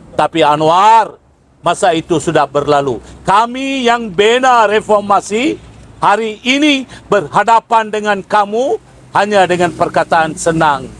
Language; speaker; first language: Malay; non-native, local second language; Tamil